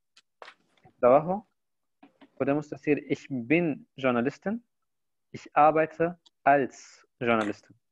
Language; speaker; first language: German; non-native, fluent; Spanish